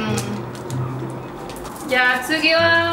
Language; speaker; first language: Japanese; non-native, learner; Spanish